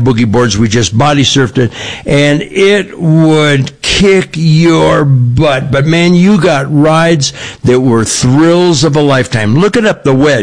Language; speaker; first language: English; native; English